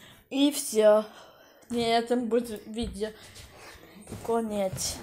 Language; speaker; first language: Russian; non-native, local second language; Polish